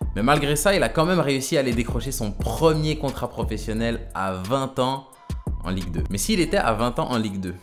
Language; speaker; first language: French; native; French